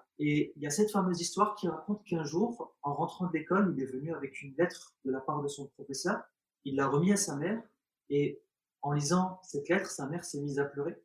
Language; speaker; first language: French; early bilingual, other home language; Arabic